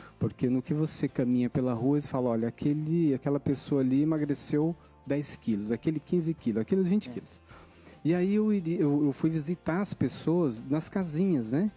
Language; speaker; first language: Portuguese; native; Portuguese